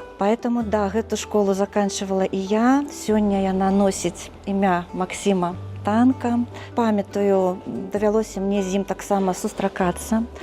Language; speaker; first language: Belarusian; native; Belarusian